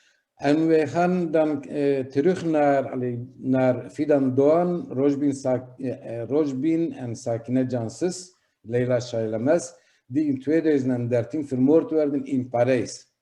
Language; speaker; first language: Dutch; non-native, fluent; Kurdish